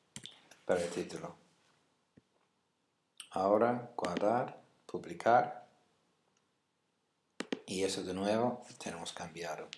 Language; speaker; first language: Spanish; non-native, fluent; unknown